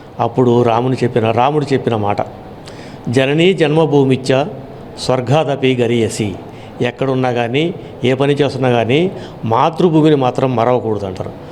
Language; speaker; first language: Telugu; native; Telugu